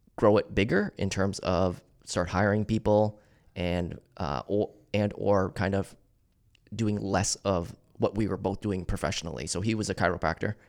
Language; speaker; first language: English; native; English